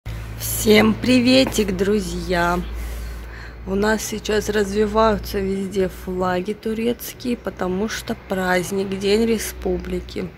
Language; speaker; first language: Russian; native; Russian